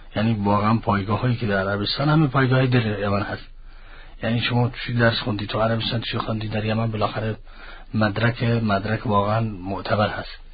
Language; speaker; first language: Persian; non-native, fluent; Arabic